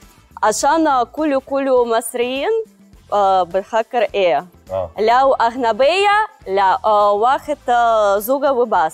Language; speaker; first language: Arabic; non-native, learner; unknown